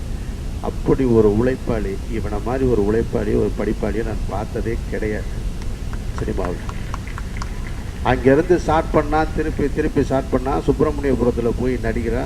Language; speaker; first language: Tamil; native; Tamil